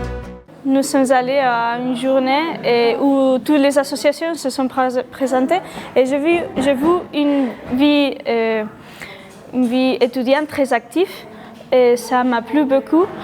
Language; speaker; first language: French; non-native, learner; Spanish